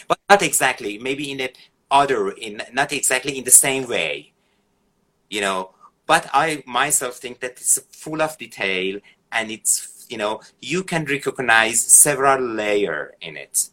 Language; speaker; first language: English; non-native, fluent; Persian